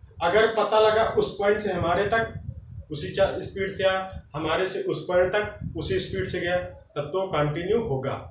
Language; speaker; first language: Hindi; native; Hindi